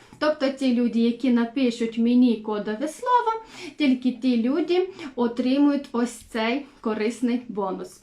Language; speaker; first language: Ukrainian; non-native, local second language; Russian